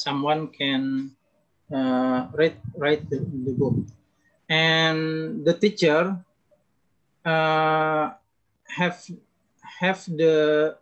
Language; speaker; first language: English; non-native, learner; Indonesian